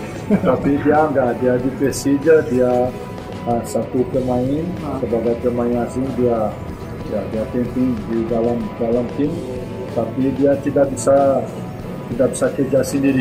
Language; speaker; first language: Indonesian; non-native, fluent; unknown